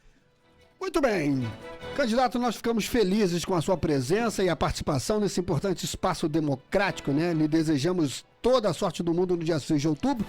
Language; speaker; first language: Portuguese; native; Portuguese